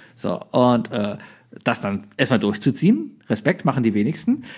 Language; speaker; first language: German; native; German